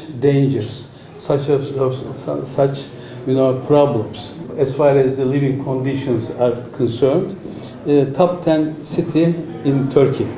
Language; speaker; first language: English; non-native, fluent; Turkish